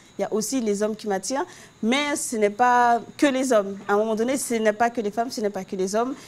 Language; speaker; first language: French; non-native, local second language; Haitian Creole